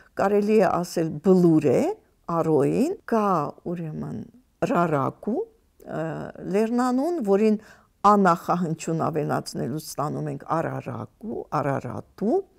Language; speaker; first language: Armenian; native; Armenian